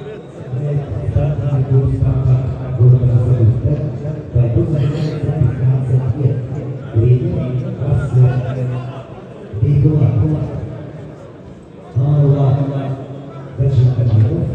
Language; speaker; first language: Russian; native; Russian